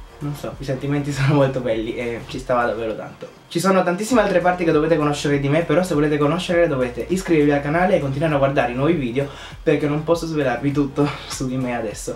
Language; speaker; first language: Italian; early bilingual, other home language; Spanish